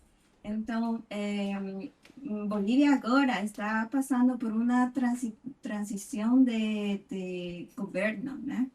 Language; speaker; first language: Portuguese; non-native, fluent; Spanish